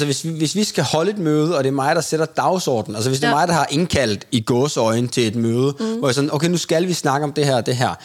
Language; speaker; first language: Danish; native; Danish